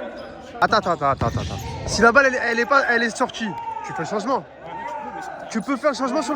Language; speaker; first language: French; native; French